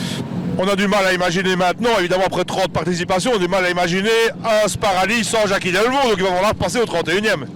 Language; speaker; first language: French; native; French